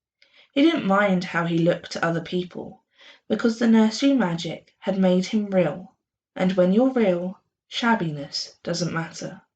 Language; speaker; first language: English; native; English